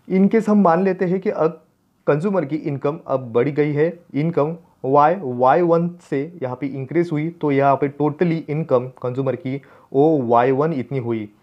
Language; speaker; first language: Hindi; non-native, local second language; Marathi